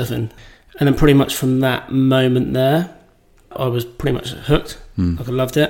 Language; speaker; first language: English; native; English